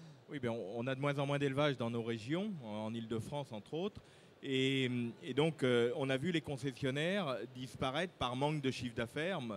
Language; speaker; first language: French; native; French